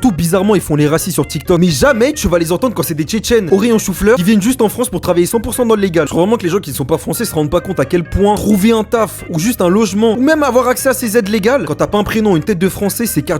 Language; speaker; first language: French; native; French